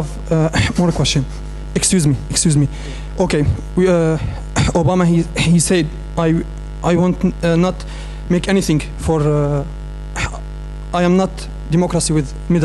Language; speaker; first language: English; non-native, learner; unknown